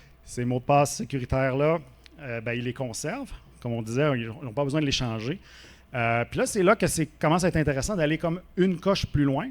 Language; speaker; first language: French; native; French